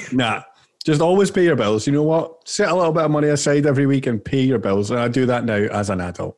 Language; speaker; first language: English; native; English